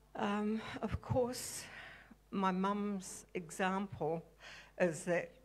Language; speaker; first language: English; native; English